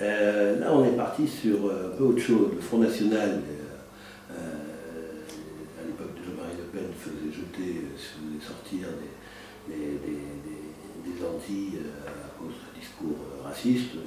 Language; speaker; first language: French; native; French